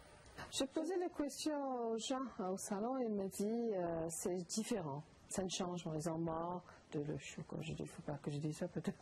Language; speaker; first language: French; non-native, learner; English